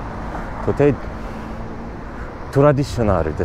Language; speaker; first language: Japanese; non-native, learner; English